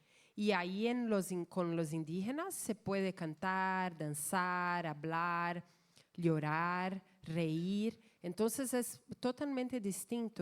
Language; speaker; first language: Spanish; non-native, fluent; Portuguese